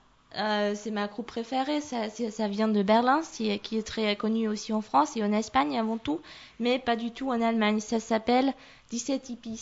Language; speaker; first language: French; non-native, fluent; German